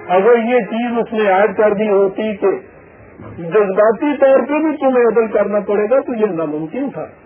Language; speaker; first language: Urdu; non-native, local second language; Punjabi